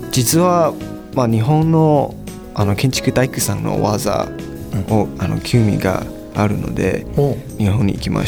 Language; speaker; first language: Japanese; non-native, learner; Chinese